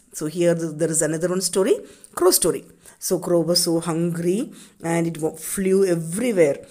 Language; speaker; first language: English; non-native, local second language; Tamil